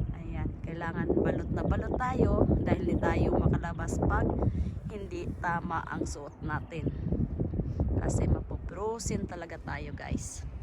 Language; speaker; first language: Filipino; native; Filipino